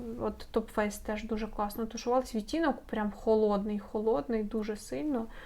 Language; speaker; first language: Ukrainian; non-native, local second language; Russian